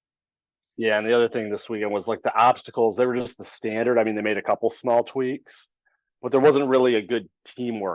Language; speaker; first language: English; native; English